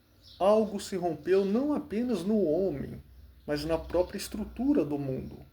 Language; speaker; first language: Portuguese; native; Portuguese